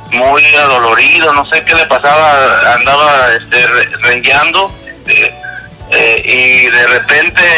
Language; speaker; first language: Spanish; native; Spanish